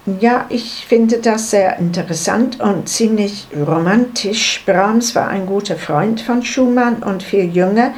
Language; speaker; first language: German; non-native, learner; English